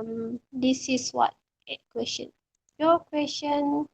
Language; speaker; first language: English; non-native, local second language; Malay